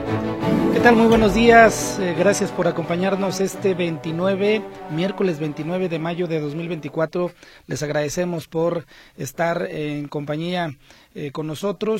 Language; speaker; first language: Spanish; native; Spanish